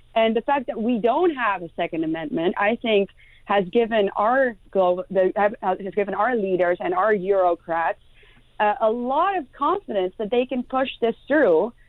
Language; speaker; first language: English; non-native, fluent; Dutch